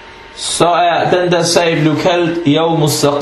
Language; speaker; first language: Danish; non-native, fluent; Arabic